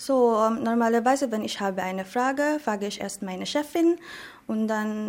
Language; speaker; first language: German; non-native, learner; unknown